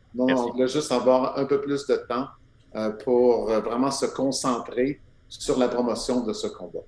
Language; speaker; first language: French; native; French